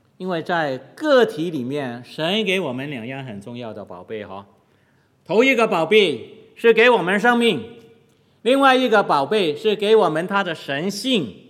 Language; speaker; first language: Chinese; non-native, local second language; Cantonese